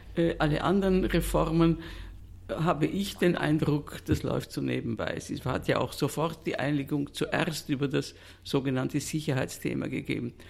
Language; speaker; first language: German; native; German